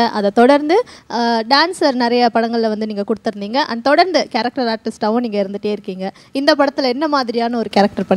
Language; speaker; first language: Tamil; native; Tamil